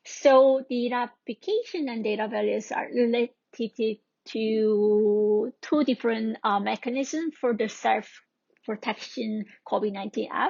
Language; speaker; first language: English; non-native, fluent; Korean